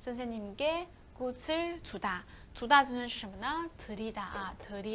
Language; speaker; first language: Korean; non-native, fluent; Chinese